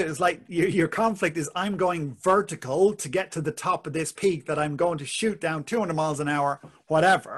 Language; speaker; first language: English; native; English